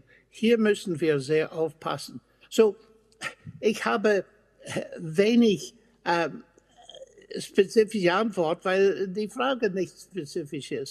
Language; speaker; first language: German; non-native, fluent; English